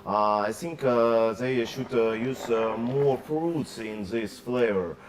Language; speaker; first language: English; non-native, learner; Russian